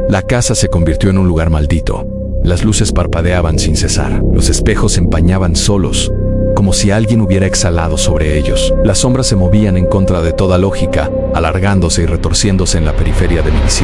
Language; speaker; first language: Spanish; native; Spanish